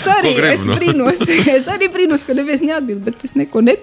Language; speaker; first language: Latvian; non-native, learner; Romanian